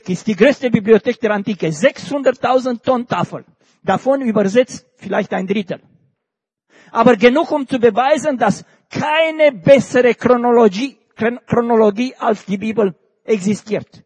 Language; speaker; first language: German; non-native, fluent; Romanian